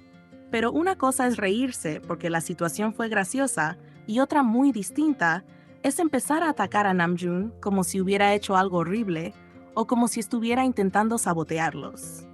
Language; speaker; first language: Spanish; native; Spanish